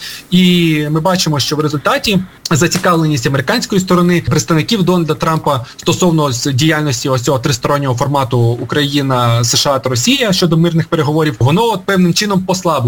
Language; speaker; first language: Ukrainian; native; Ukrainian